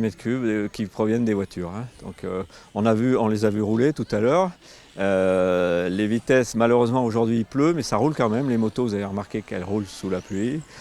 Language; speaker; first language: French; native; French